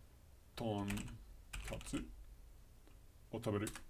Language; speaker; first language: Japanese; non-native, learner; English